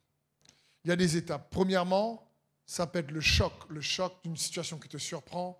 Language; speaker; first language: French; native; French